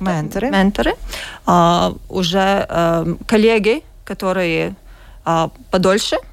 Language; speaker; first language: Russian; non-native, learner; Latvian